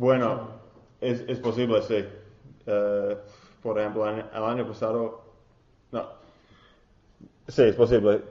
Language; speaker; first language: Spanish; non-native, learner; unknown